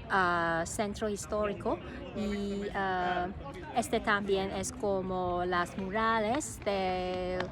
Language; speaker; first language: Spanish; non-native, learner; Cantonese